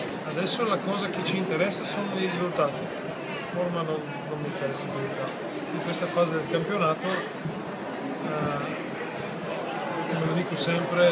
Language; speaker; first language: Italian; non-native, fluent; Bulgarian